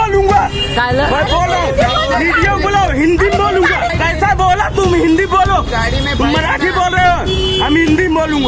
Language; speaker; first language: Hindi; non-native, local second language; Bhojpuri